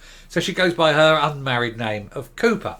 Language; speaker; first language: English; native; English